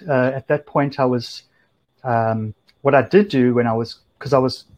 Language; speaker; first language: English; native; English